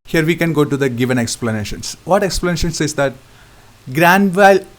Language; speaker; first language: English; non-native, local second language; Malayalam